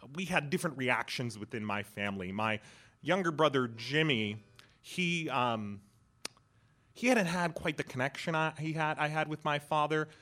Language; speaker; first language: English; early bilingual, other home language; Persian